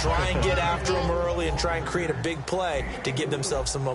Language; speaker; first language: English; native; English